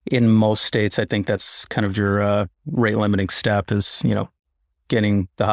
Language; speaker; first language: English; native; English